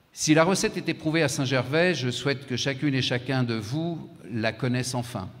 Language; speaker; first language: French; native; French